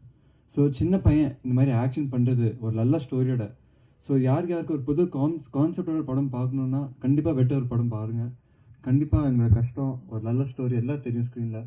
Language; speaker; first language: Tamil; non-native, local second language; Telugu